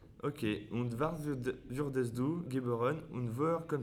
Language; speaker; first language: German; non-native, learner; French